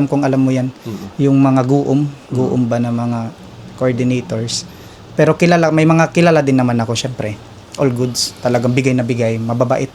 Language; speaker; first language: Filipino; non-native, local second language; Waray